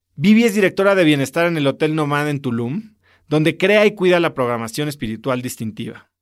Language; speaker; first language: Spanish; native; Spanish